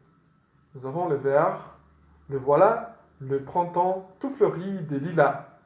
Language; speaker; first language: French; non-native, fluent; Portuguese